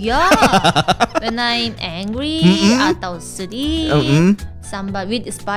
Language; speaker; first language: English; non-native, learner; Korean